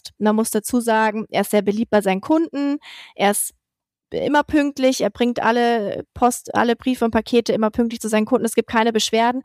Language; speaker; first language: German; native; German